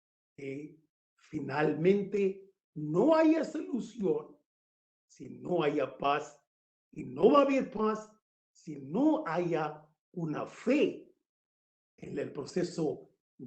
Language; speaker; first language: Spanish; non-native, fluent; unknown